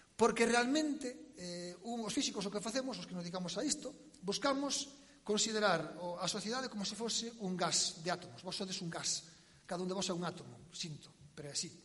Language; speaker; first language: Galician; native; Galician